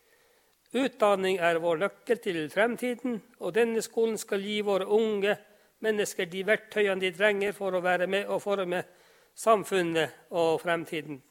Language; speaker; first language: Norwegian; non-native, local second language; Northern Sami